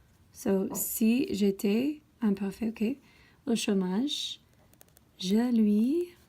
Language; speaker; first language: French; non-native, fluent; English